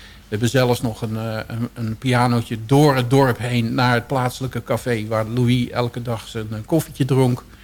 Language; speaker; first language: Dutch; native; Dutch